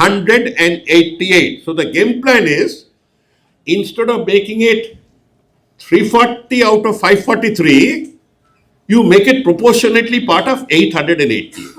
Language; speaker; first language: English; non-native, local second language; Bangla